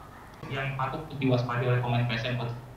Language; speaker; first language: Indonesian; native; Indonesian